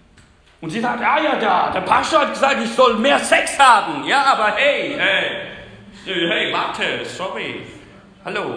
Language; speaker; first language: German; non-native, fluent; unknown